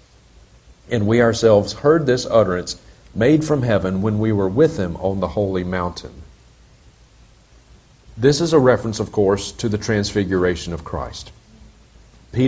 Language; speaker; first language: English; native; English